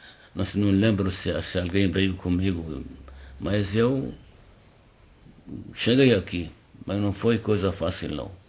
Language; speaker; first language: Portuguese; non-native, learner; Arabic